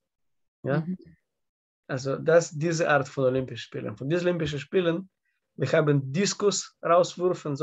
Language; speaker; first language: German; non-native, learner; Russian